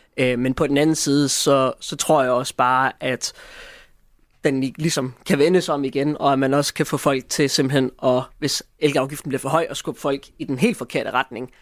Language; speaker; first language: Danish; native; Danish